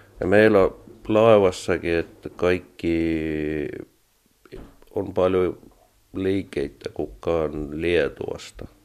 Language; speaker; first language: Finnish; non-native, learner; Estonian